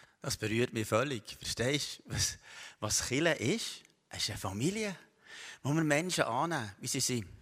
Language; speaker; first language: German; native; German